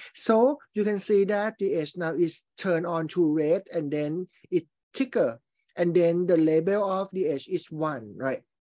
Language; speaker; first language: English; non-native, fluent; Thai